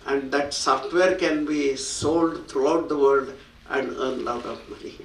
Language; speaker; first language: English; non-native, local second language; Marathi